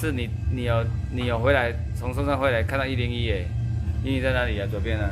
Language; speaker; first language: Chinese; native; Chinese